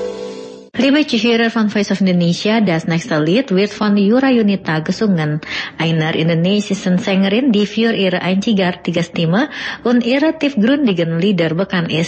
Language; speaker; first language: German; non-native, fluent; Indonesian